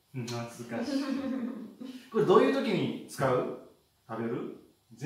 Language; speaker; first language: Japanese; native; Japanese